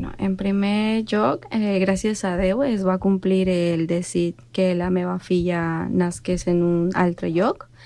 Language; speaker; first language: Catalan; non-native, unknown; Spanish